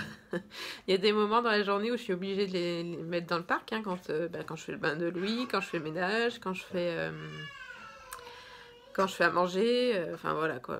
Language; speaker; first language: French; native; French